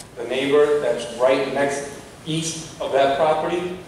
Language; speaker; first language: English; native; English